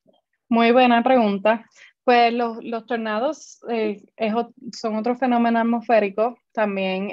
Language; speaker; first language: Spanish; native; Spanish